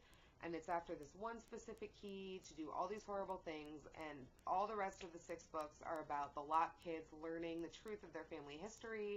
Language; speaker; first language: English; native; English